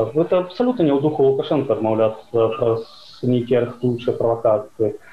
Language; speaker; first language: Russian; non-native, local second language; Belarusian